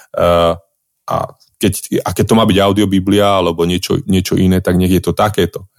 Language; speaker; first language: Slovak; native; Slovak